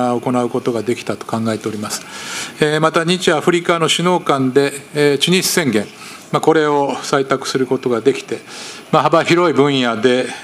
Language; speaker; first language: Japanese; native; Japanese